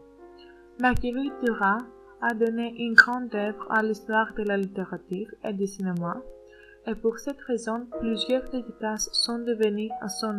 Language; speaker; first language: French; non-native, learner; Greek